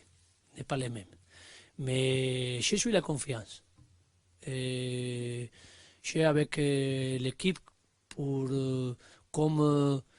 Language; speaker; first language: French; non-native, learner; Spanish